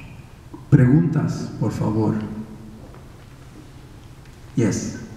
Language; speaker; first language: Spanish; early bilingual, heritage; Spanish